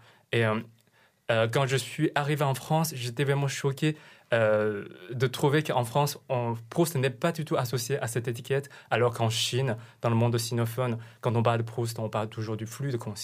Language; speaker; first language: French; non-native, fluent; Chinese